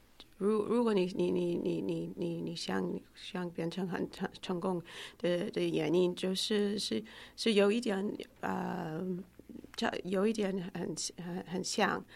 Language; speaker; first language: Chinese; non-native, fluent; English